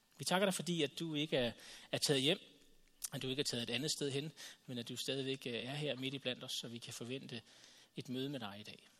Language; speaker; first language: Danish; native; Danish